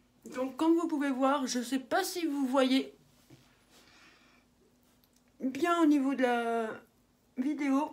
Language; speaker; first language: French; native; French